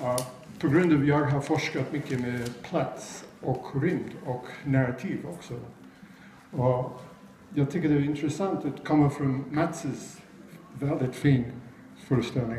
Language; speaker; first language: Swedish; non-native, fluent; English